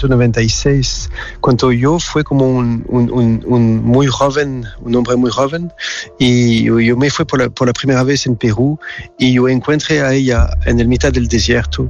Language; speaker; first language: Spanish; non-native, learner; French